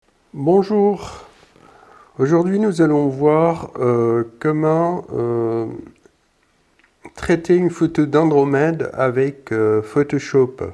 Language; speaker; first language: French; native; French